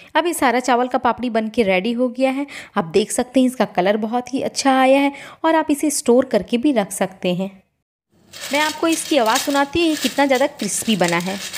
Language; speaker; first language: Hindi; native; Hindi